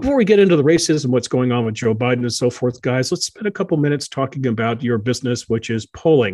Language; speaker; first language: English; native; English